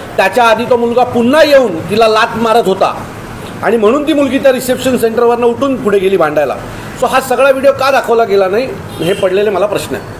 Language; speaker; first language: Marathi; native; Marathi